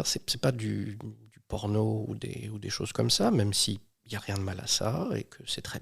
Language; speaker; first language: French; native; French